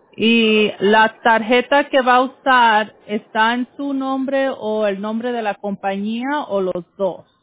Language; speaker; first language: Spanish; early bilingual, heritage; Spanish